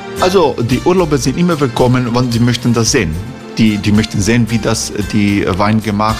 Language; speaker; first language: German; non-native, learner; Croatian